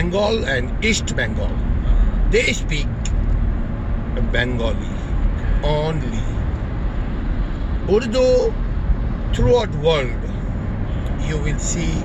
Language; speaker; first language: English; non-native, fluent; Urdu